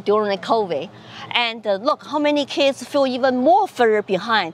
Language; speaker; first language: English; non-native, fluent; Chinese